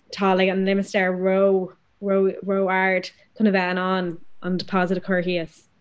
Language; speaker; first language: Irish; non-native, local second language; English